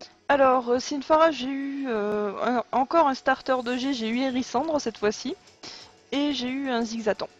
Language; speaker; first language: French; native; French